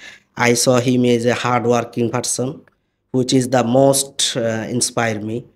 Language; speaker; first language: English; non-native, learner; Bangla